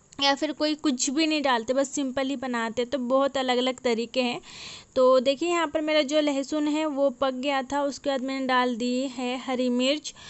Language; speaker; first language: Hindi; non-native, local second language; Marathi